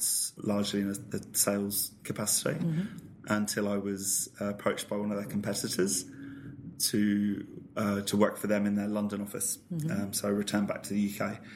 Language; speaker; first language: English; native; English